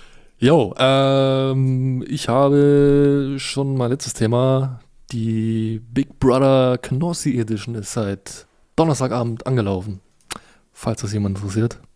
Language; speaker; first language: German; native; German